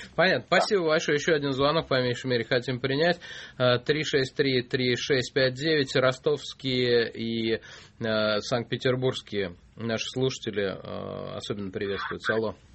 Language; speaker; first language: Russian; native; Russian